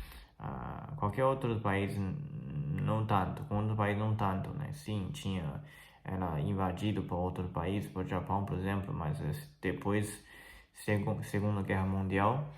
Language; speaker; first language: Portuguese; non-native, fluent; Chinese